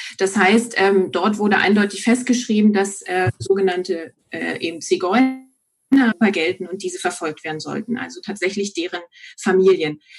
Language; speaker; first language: German; native; German